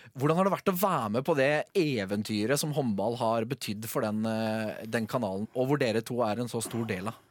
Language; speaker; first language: Norwegian; native; Norwegian